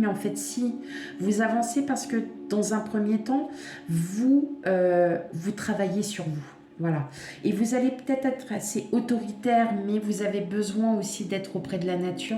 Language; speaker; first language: French; native; French